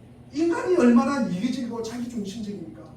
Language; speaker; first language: Korean; native; Korean